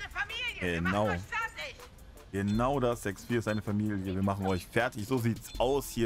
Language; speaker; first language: German; native; German